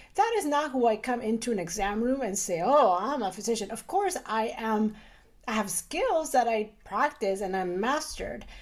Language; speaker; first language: English; early bilingual, other home language; Spanish